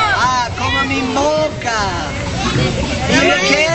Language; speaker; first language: Spanish; non-native, learner; English